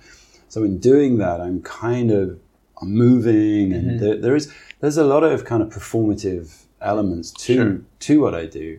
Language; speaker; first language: English; native; English